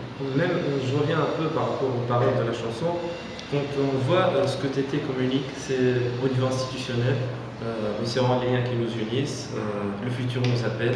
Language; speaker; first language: French; non-native, local second language; Arabic